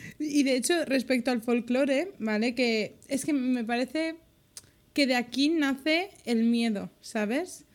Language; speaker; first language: Spanish; native; Spanish